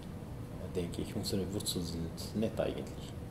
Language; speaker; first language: German; non-native, learner; Zaza